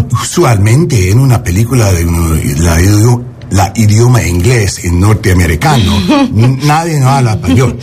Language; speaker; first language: Spanish; non-native, learner; English